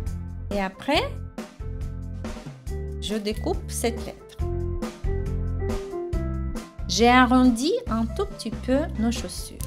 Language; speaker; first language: French; non-native, fluent; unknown